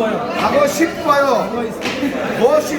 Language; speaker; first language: Korean; non-native, fluent; Bangla